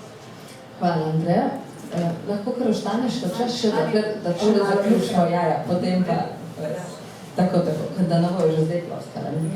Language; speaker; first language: Slovenian; native; Slovenian